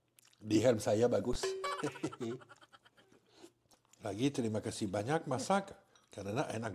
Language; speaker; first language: Indonesian; non-native, learner; French